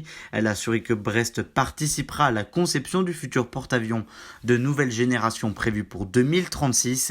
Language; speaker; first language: French; native; French